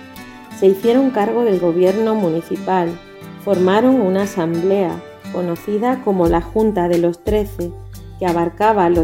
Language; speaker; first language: Spanish; native; Spanish